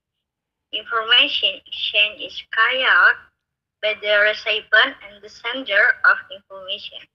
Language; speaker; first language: English; non-native, learner; Indonesian